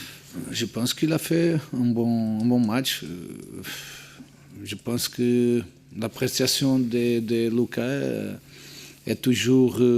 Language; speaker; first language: French; non-native, learner; Portuguese